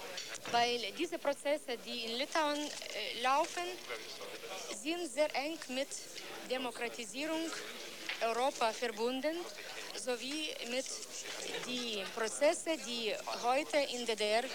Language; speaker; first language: German; non-native, learner; Lithuanian